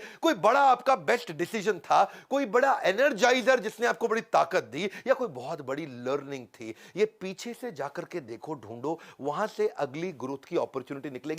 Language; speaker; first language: Hindi; native; Hindi